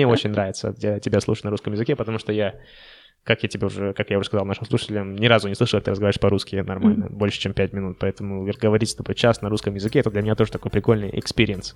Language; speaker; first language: Russian; native; Russian